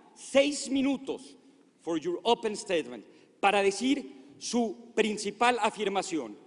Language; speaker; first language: Spanish; native; Spanish